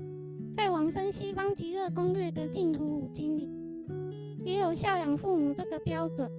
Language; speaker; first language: Chinese; native; Chinese